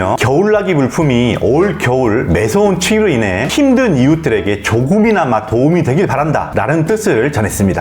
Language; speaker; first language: Korean; native; Korean